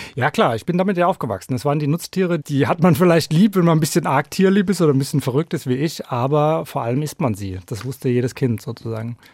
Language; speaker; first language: German; early bilingual, other home language; Norwegian